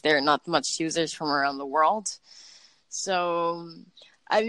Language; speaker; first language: English; non-native, local second language; Filipino